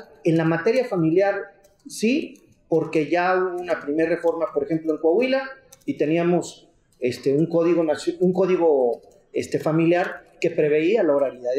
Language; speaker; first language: Spanish; native; Spanish